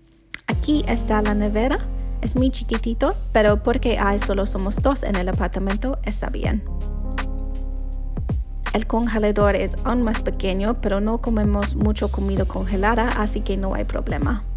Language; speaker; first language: Spanish; non-native, learner; English